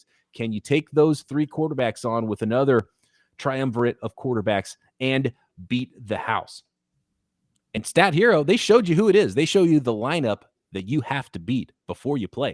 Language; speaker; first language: English; native; English